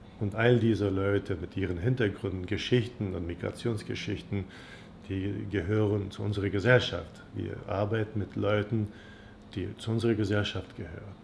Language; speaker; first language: German; non-native, fluent; Turkish